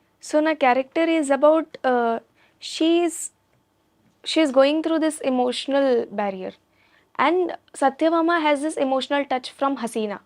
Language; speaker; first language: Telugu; non-native, learner; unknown